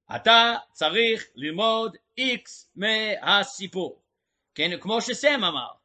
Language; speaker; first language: Hebrew; non-native, fluent; English